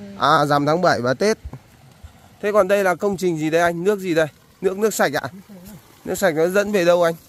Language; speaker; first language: Vietnamese; native; Vietnamese